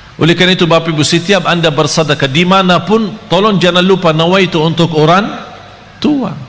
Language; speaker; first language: Malay; non-native, fluent; Arabic